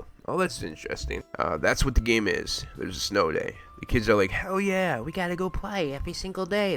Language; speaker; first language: English; native; English